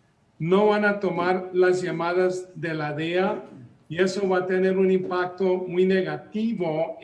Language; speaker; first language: Spanish; early bilingual, heritage; Spanish